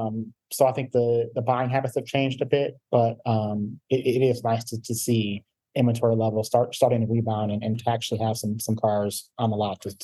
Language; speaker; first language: English; native; English